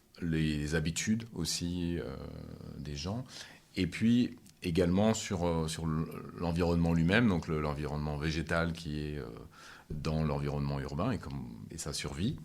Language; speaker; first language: French; native; French